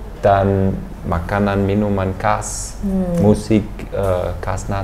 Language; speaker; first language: Indonesian; non-native, fluent; German